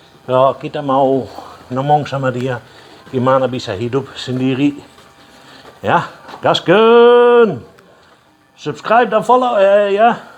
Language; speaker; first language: Indonesian; non-native, fluent; Dutch